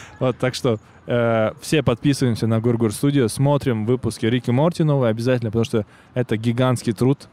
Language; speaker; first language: Russian; native; Russian